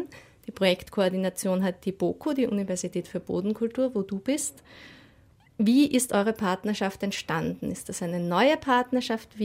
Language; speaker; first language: German; native; German